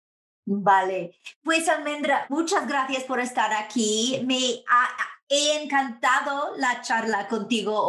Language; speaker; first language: Spanish; non-native, fluent; English